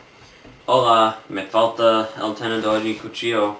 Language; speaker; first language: Spanish; non-native, learner; English